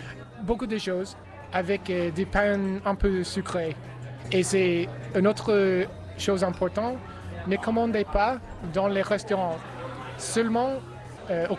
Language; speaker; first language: French; non-native, learner; English